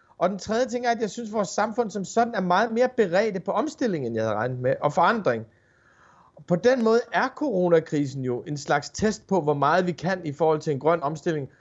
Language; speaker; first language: Danish; native; Danish